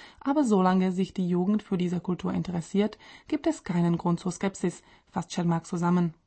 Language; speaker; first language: German; non-native, fluent; Czech